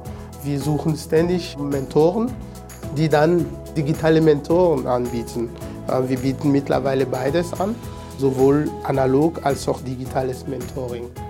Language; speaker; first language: German; non-native, fluent; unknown